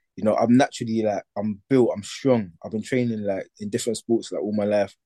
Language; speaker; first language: English; native; English